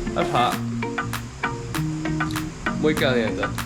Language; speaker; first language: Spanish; non-native, learner; English